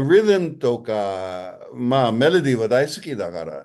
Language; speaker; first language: Japanese; non-native, fluent; English